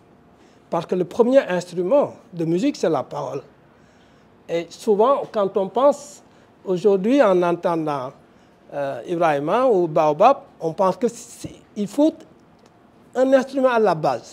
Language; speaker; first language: French; non-native, local second language; Wolof